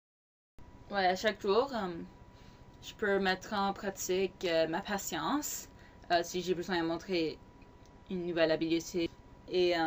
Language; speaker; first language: French; non-native, local second language; English